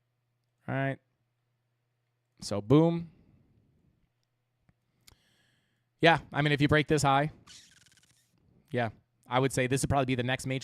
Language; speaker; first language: English; native; English